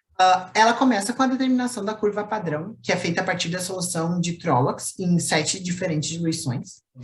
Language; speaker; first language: Portuguese; native; Portuguese